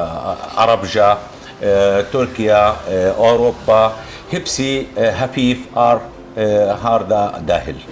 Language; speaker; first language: Turkish; non-native, learner; Arabic